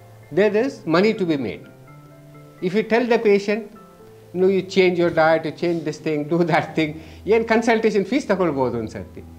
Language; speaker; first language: English; non-native, local second language; Kannada